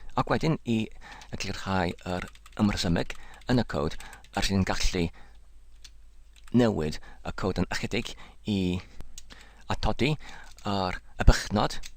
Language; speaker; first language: Welsh; non-native, learner; English